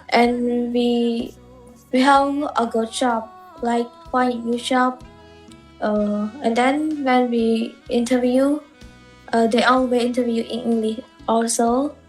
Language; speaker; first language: English; non-native, learner; Khmer